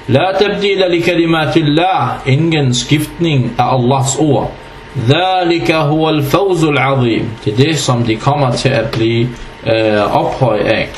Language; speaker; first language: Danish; non-native, fluent; Arabic